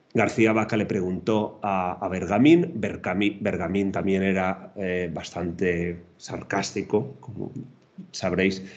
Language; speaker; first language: Spanish; native; Spanish